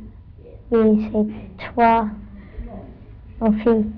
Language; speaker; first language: French; non-native, learner; English